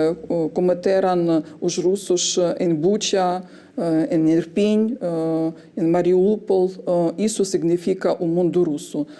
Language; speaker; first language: Portuguese; non-native, fluent; Ukrainian